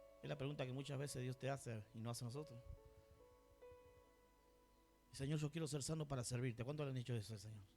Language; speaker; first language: Spanish; native; Spanish